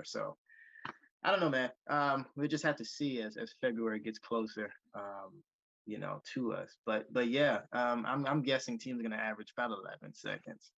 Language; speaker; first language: English; native; English